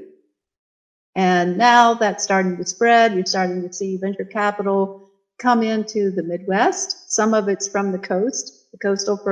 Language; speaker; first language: English; native; English